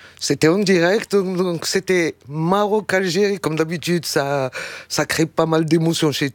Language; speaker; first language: French; non-native, local second language; Arabic